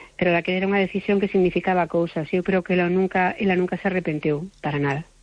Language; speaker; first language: Galician; non-native, local second language; Spanish